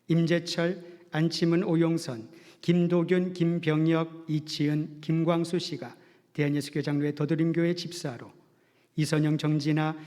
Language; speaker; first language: Korean; native; Korean